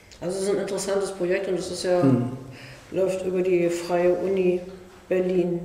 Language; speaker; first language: German; native; German